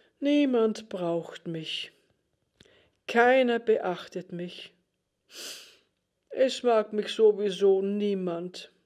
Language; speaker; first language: German; native; German